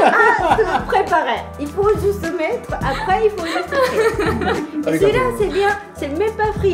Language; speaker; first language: French; non-native, fluent; Japanese